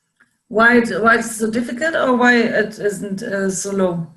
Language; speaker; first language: English; non-native, learner; German